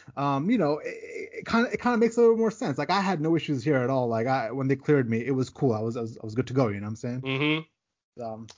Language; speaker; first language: English; early bilingual, other home language; Urdu